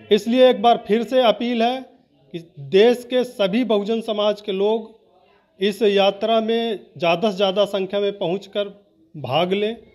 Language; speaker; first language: Hindi; native; Hindi